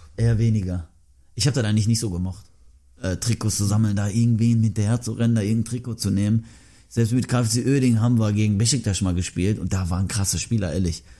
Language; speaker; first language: German; early bilingual, other home language; Turkish